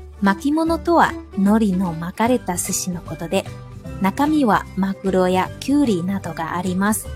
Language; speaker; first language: Japanese; non-native, fluent; Chinese